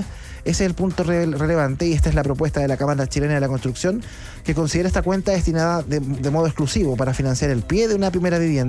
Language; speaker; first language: Spanish; native; Spanish